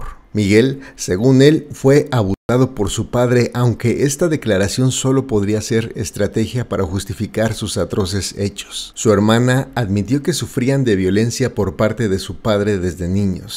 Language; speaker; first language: Spanish; native; Spanish